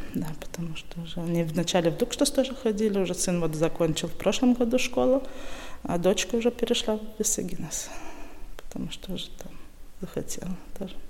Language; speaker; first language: Russian; native; Russian